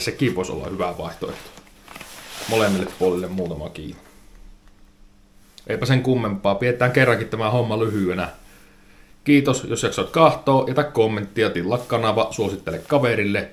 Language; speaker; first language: Finnish; native; Finnish